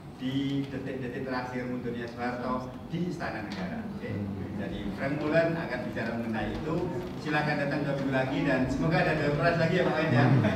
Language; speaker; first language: Indonesian; native; Indonesian